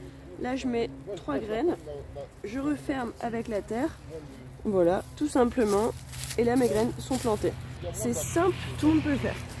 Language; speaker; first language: French; native; French